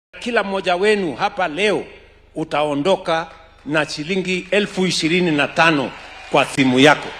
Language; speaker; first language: Swahili; non-native, local second language; Kalenjin